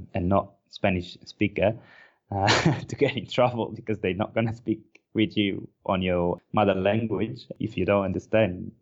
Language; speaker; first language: English; non-native, fluent; Portuguese